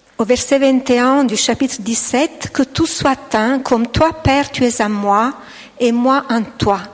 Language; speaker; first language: French; non-native, fluent; Italian